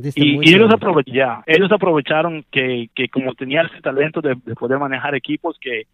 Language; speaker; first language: Spanish; early bilingual, heritage; Spanish